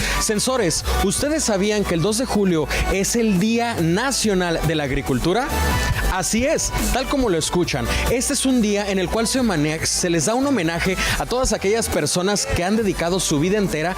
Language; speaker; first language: Spanish; native; Spanish